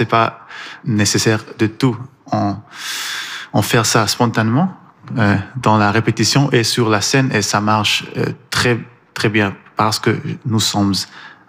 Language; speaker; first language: French; non-native, learner; Persian